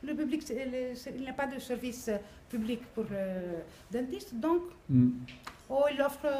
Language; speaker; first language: French; non-native, learner; Greek